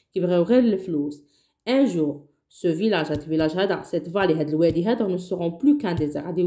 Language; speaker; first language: French; non-native, local second language; Arabic